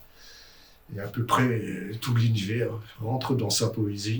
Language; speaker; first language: French; native; French